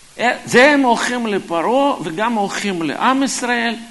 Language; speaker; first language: Hebrew; non-native, fluent; Russian